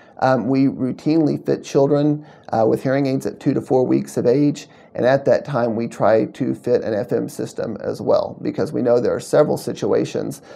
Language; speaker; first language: English; native; English